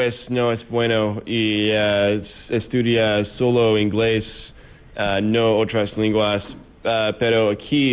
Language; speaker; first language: Spanish; non-native, learner; English